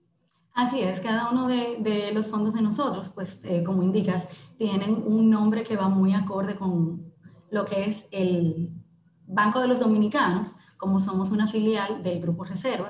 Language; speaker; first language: Spanish; native; Spanish